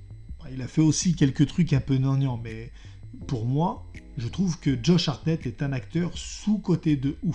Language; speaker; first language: French; native; French